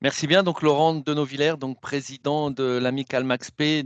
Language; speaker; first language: French; native; French